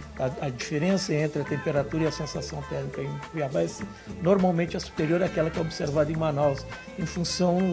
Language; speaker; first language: Portuguese; native; Portuguese